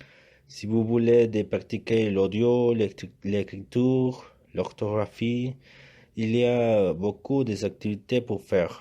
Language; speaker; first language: French; non-native, learner; Spanish